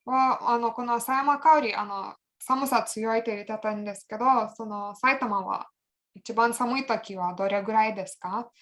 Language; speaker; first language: Japanese; non-native, fluent; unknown